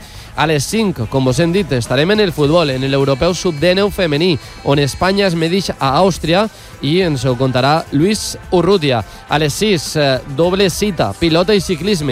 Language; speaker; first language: Catalan; native; Catalan